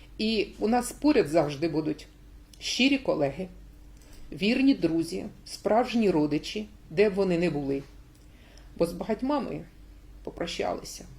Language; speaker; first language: Ukrainian; native; Ukrainian